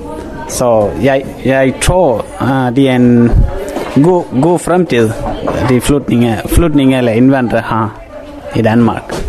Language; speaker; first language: Danish; non-native, fluent; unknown